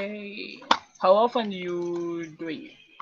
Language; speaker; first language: English; non-native, learner; Indonesian